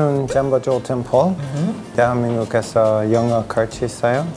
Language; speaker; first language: Korean; non-native, learner; English